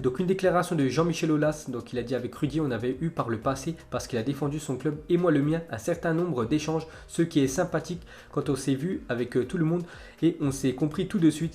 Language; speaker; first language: French; native; French